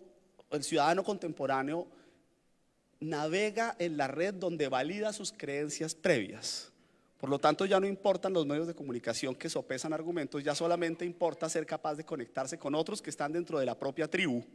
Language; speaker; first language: Spanish; native; Spanish